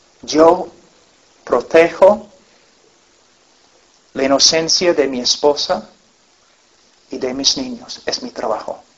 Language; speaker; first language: Spanish; non-native, fluent; English